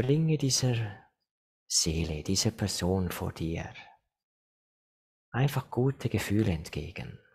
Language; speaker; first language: German; non-native, fluent; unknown